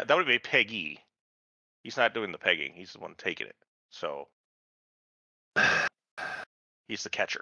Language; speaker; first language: English; native; English